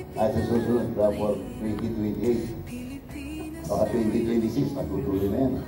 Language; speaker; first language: Filipino; non-native, local second language; Iloko